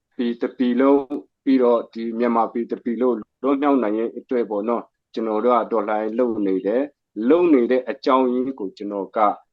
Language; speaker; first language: Burmese; non-native, local second language; Hakha Chin